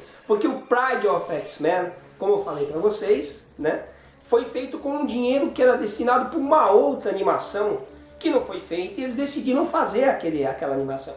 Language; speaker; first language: Portuguese; native; Portuguese